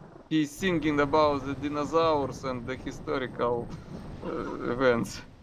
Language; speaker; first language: English; non-native, learner; Russian